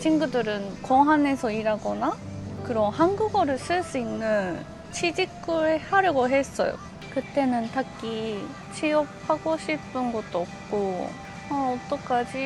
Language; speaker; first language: Korean; non-native, fluent; Japanese